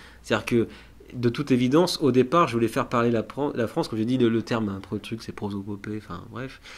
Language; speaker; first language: French; native; French